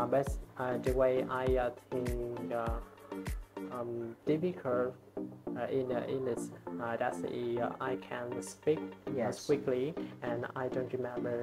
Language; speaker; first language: English; non-native, learner; Vietnamese